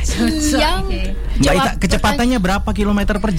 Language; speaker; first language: Indonesian; native; Indonesian